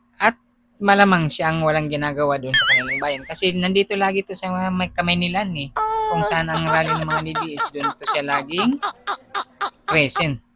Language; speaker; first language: Filipino; native; Filipino